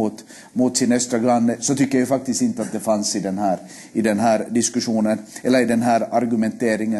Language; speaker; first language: Swedish; native; Swedish